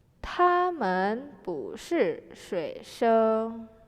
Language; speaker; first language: Chinese; non-native, fluent; Indonesian